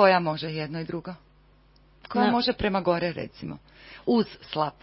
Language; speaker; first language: Croatian; native; Croatian